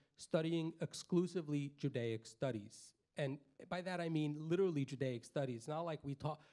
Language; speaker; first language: English; native; English